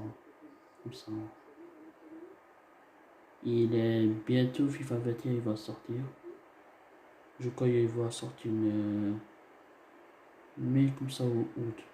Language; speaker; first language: French; non-native, learner; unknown